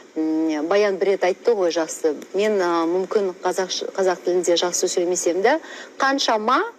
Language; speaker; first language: Kazakh; non-native, local second language; Russian